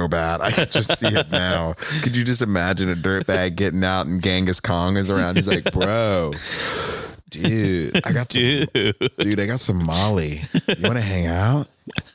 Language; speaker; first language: English; native; English